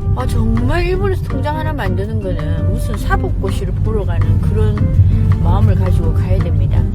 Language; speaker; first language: Korean; native; Korean